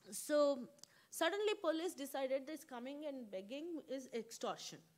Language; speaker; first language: English; non-native, local second language; Kannada